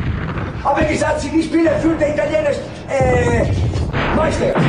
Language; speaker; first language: German; non-native, learner; Italian